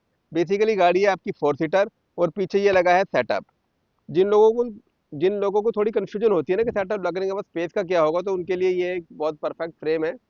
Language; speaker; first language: Hindi; native; Hindi